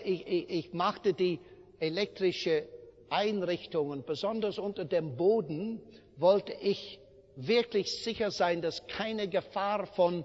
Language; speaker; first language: German; non-native, fluent; English